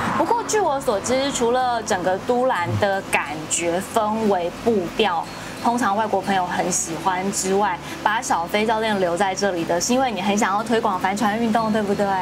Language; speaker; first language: Chinese; native; Chinese